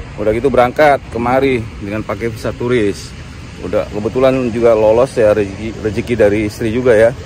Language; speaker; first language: Indonesian; native; Indonesian